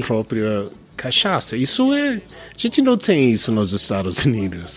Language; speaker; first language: Portuguese; non-native, learner; English